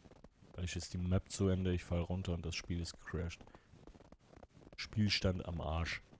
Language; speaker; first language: German; native; German